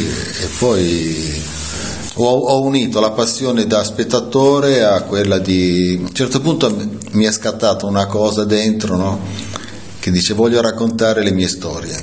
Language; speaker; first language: Italian; native; Italian